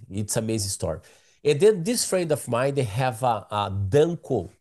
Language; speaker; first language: English; non-native, learner; Portuguese